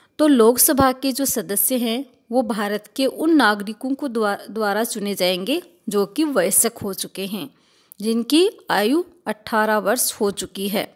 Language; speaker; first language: Hindi; native; Hindi